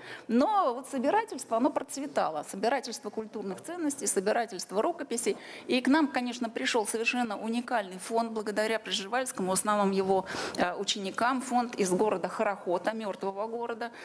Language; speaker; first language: Russian; native; Russian